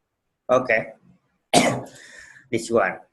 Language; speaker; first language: English; non-native, fluent; Vietnamese